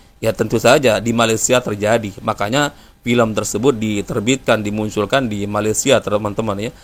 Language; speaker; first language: Indonesian; native; Indonesian